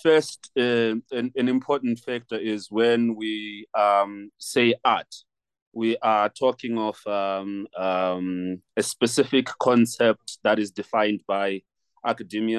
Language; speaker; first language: English; non-native, local second language; Shona